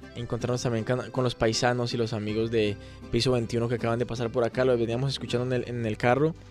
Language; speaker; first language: Spanish; native; Spanish